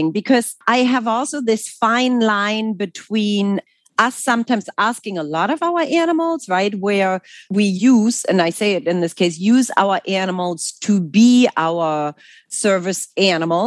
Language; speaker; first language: English; non-native, fluent; German